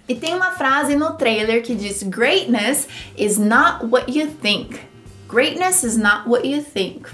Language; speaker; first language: English; non-native, fluent; Portuguese